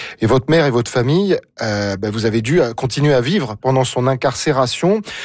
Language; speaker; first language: French; native; French